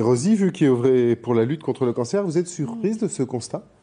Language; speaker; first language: French; native; French